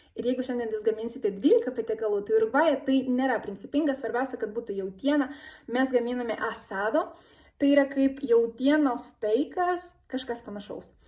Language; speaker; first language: Lithuanian; early bilingual, other home language; Spanish